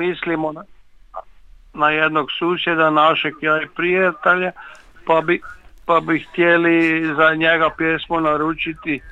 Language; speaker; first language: Serbian; native; Serbian